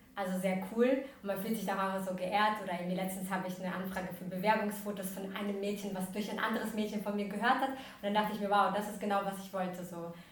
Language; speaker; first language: German; early bilingual, other home language; Russian